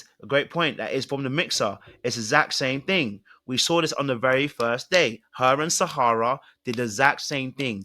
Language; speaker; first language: English; native; English